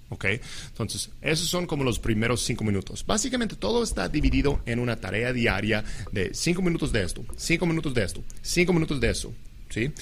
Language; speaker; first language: Spanish; non-native, fluent; English